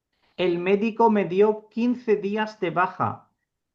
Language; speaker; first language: Spanish; non-native, fluent; Urdu